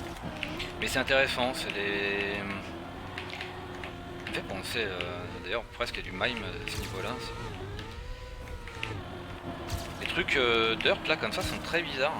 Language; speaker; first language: French; native; French